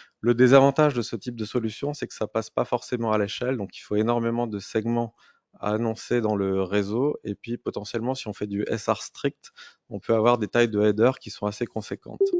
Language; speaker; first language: French; native; French